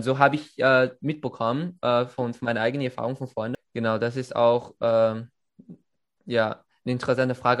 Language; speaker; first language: German; non-native, fluent; Chinese